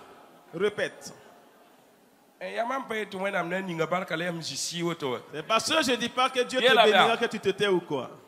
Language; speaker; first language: French; non-native, local second language; Mossi